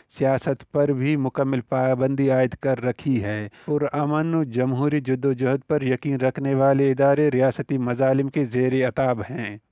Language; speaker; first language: Urdu; non-native, local second language; Baluchi